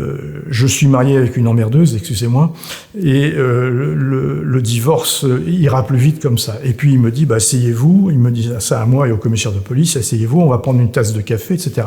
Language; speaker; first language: French; native; French